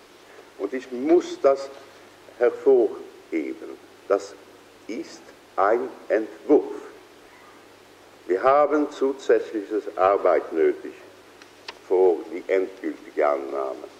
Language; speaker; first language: German; non-native, fluent; Swedish